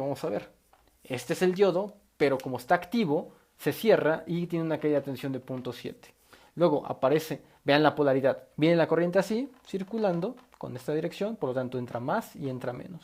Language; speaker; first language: Spanish; native; Spanish